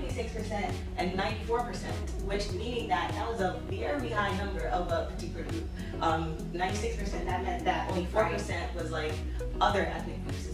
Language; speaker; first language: English; native; English